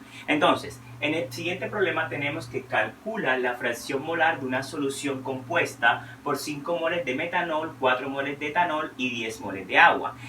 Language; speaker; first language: Spanish; native; Spanish